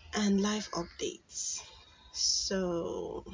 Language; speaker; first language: English; non-native, local second language; Igbo